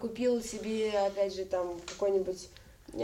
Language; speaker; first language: Russian; native; Russian